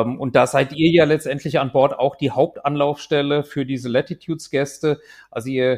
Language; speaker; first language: German; native; German